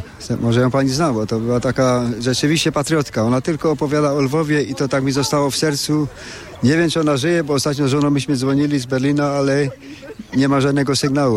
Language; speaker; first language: Polish; native; Polish